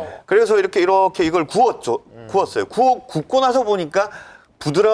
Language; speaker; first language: Korean; native; Korean